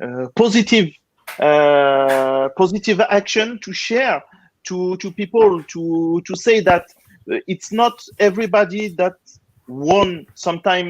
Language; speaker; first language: English; non-native, fluent; French